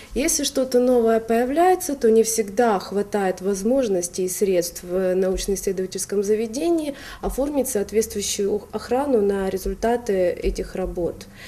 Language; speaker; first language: Russian; native; Russian